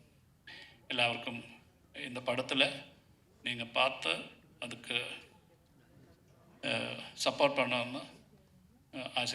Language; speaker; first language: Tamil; non-native, learner; Malayalam